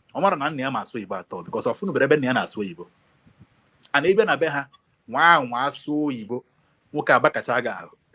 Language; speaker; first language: Igbo; native; Igbo